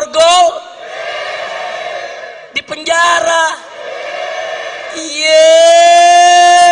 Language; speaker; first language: Indonesian; native; Indonesian